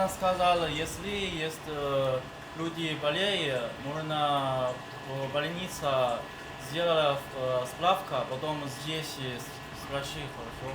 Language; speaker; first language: Russian; non-native, learner; Chinese